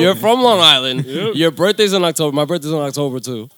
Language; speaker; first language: English; early bilingual, other home language; Spanish